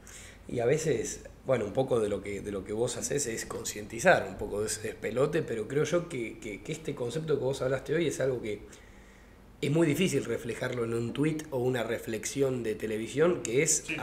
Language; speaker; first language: Spanish; native; Spanish